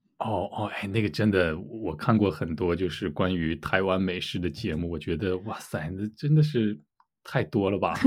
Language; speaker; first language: Chinese; native; Chinese